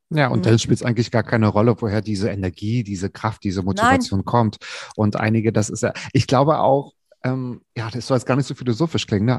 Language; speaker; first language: German; native; German